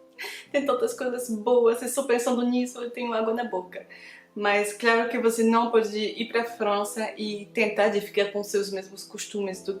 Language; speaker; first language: Portuguese; non-native, fluent; French